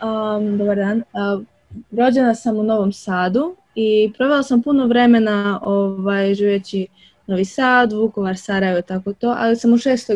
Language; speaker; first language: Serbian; early bilingual, other home language; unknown